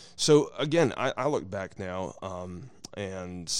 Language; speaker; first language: English; native; English